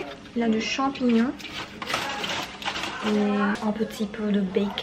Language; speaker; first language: French; non-native, learner; English